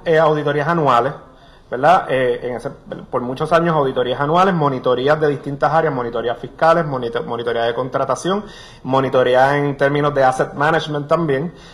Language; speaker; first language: Spanish; native; Spanish